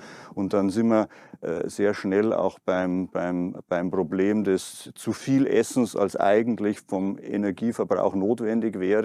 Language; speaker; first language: German; native; German